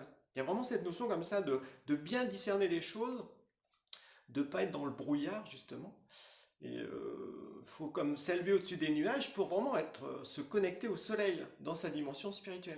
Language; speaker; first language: French; native; French